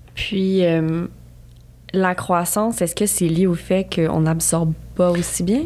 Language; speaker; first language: French; native; French